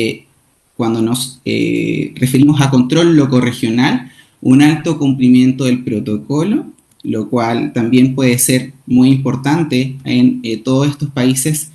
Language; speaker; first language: Spanish; native; Spanish